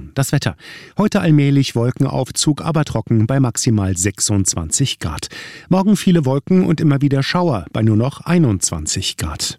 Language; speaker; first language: German; native; German